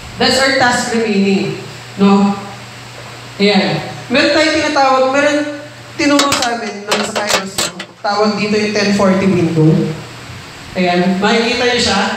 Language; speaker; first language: Filipino; non-native, local second language; Iloko